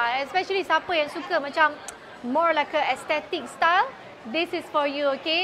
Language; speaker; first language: English; non-native, local second language; Malay